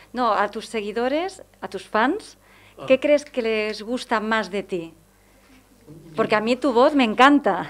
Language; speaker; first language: Spanish; native; Spanish